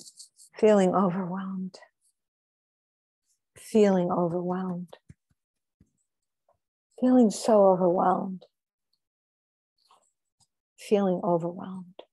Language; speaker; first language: English; native; English